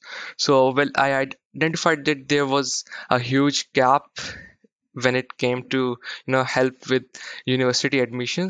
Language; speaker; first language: English; non-native, local second language; Urdu